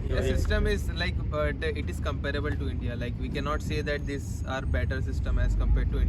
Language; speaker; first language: English; non-native, local second language; Hindi